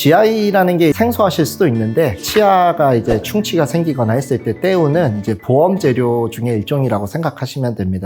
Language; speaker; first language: Korean; native; Korean